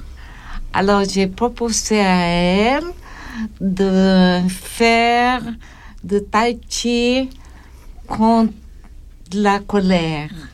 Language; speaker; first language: French; non-native, learner; Filipino